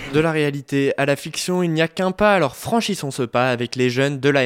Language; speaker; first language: French; native; French